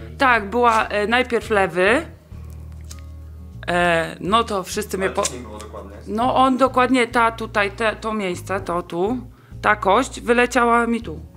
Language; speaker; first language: Polish; native; Polish